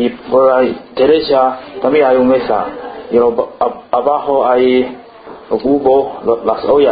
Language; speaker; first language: Spanish; non-native, learner; Chinese